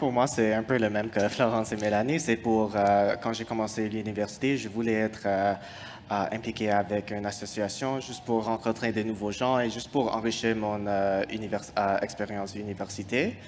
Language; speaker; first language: French; non-native, fluent; English